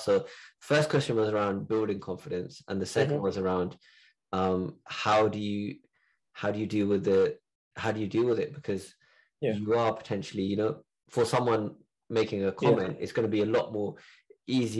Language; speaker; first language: English; native; English